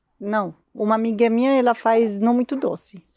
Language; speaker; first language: Portuguese; non-native, learner; Arabic